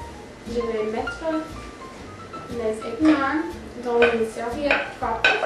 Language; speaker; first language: French; non-native, learner; English